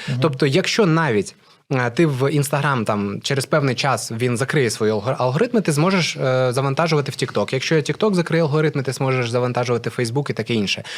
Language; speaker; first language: Ukrainian; non-native, local second language; Russian